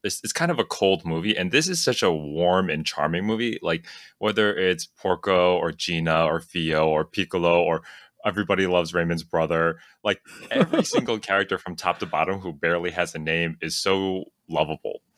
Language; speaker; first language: English; native; English